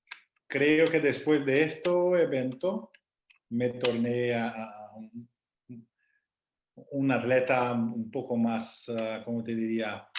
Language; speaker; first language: Spanish; non-native, fluent; Portuguese